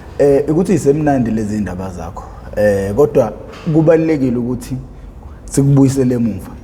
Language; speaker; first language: Zulu; native; Zulu